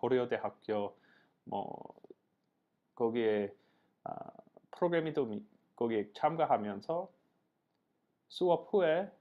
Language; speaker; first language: Korean; non-native, learner; English